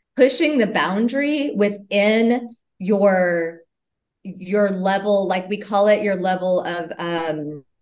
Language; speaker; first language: English; native; English